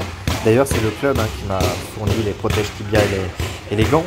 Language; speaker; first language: French; native; French